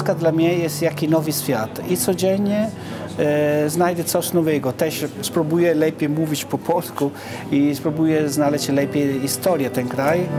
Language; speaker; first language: Polish; non-native, learner; Italian